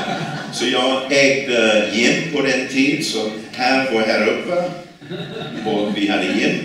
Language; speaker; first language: Swedish; non-native, fluent; English